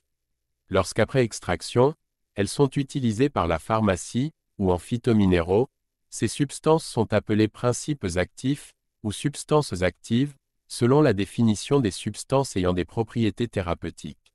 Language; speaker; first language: French; native; French